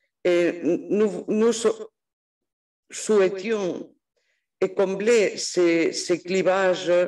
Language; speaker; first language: French; non-native, fluent; Spanish